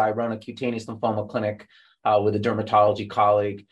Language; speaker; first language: English; native; English